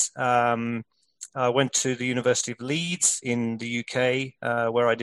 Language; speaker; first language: English; native; English